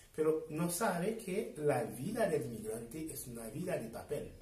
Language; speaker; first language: Spanish; non-native, fluent; Haitian Creole